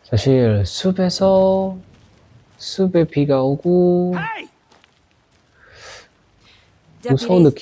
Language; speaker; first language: Korean; non-native, learner; Indonesian